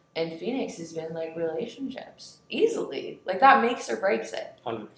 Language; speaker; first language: English; native; English